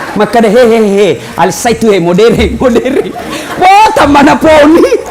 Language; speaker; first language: Indonesian; non-native, local second language; Buginese